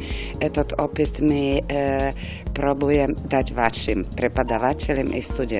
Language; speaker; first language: Russian; non-native, fluent; German